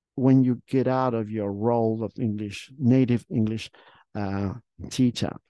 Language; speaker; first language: English; non-native, fluent; Spanish